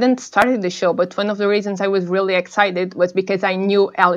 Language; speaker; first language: English; non-native, fluent; Portuguese